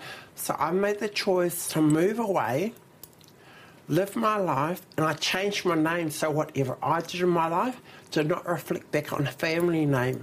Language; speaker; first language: English; native; English